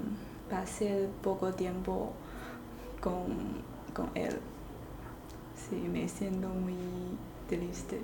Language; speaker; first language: Spanish; non-native, learner; Chinese